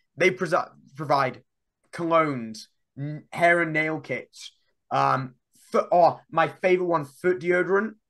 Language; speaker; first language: English; native; English